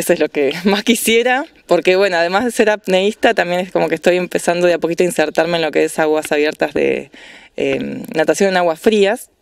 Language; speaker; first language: Spanish; native; Spanish